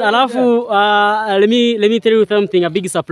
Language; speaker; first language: English; non-native, learner; Swahili